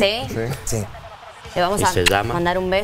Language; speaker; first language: Spanish; native; Spanish